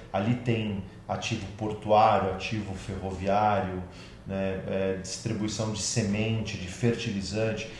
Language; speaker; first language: Portuguese; native; Portuguese